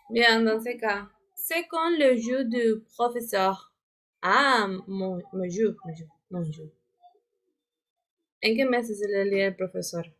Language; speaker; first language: French; non-native, fluent; Spanish